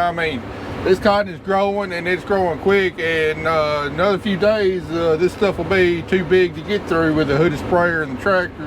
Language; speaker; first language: English; native; English